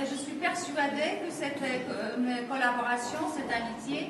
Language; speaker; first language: French; non-native, fluent; Polish